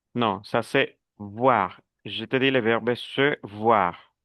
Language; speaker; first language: French; non-native, fluent; Spanish